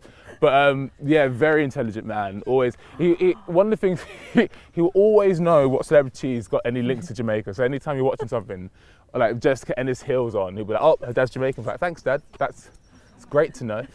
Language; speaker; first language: English; native; English